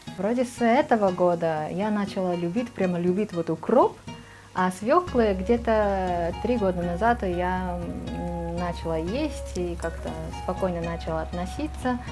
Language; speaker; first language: Russian; non-native, fluent; Japanese